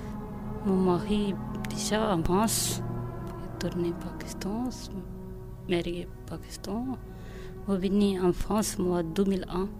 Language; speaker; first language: French; non-native, learner; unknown